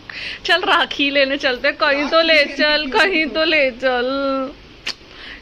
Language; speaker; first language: Hindi; native; Hindi